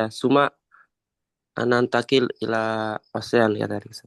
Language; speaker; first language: Arabic; non-native, learner; Indonesian